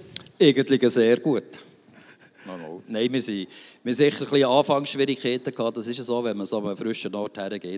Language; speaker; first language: German; native; German